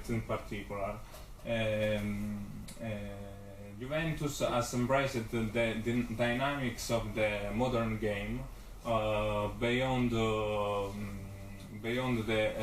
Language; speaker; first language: English; non-native, learner; Italian